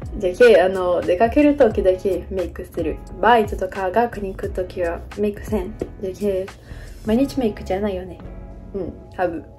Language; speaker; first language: Japanese; non-native, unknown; Portuguese